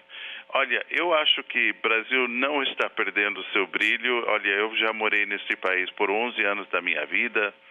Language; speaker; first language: Portuguese; non-native, fluent; Spanish